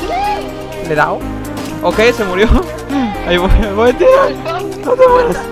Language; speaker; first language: Spanish; native; Spanish